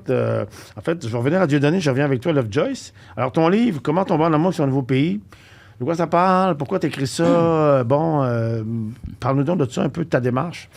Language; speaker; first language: French; native; French